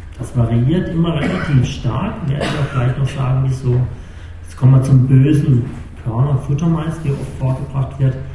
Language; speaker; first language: German; native; German